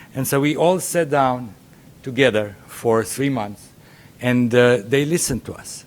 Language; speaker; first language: English; non-native, fluent; Romanian